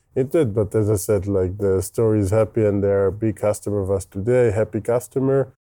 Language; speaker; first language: English; non-native, fluent; Hebrew